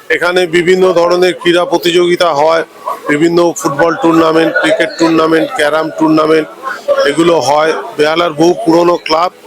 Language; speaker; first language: Bangla; native; Bangla